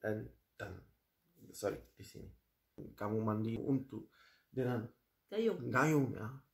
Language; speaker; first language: Indonesian; non-native, learner; Czech